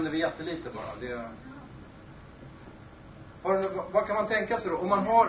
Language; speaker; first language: Swedish; native; Swedish